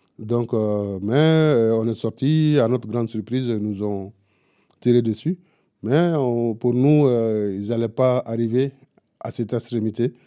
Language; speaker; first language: French; non-native, local second language; Bambara